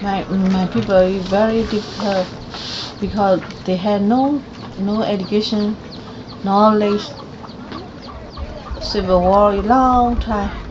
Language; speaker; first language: English; non-native, learner; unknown